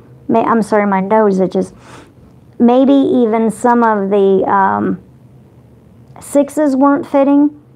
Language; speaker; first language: English; native; English